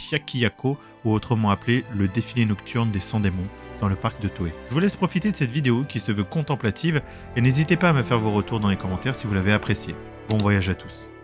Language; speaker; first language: French; native; French